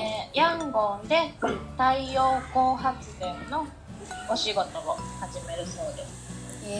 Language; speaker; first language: Japanese; native; Japanese